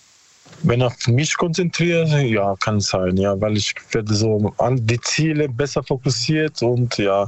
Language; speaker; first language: German; non-native, learner; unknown